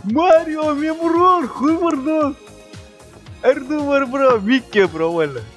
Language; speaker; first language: Swedish; non-native, learner; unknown